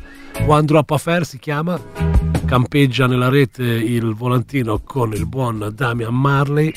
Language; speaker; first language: Italian; native; Italian